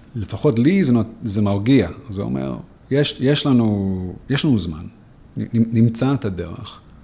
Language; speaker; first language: Hebrew; non-native, fluent; English